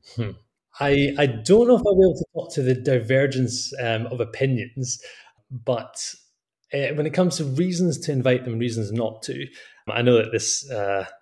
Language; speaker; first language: English; native; English